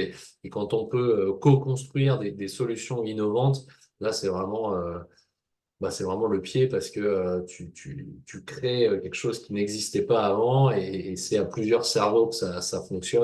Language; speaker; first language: French; native; French